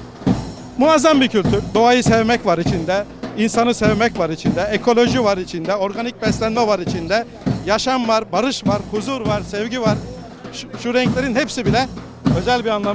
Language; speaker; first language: Turkish; native; Turkish